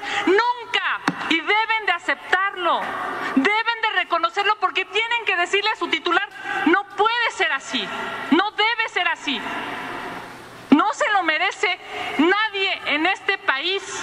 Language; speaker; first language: Spanish; native; Spanish